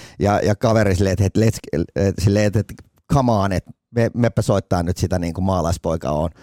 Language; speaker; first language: Finnish; native; Finnish